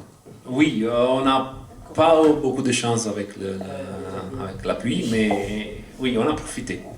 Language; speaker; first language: French; non-native, fluent; Italian